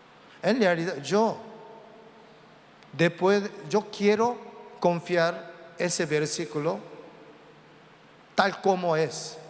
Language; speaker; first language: Spanish; non-native, learner; Korean